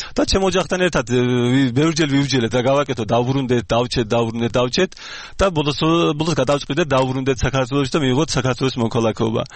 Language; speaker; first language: Georgian; early bilingual, heritage; Georgian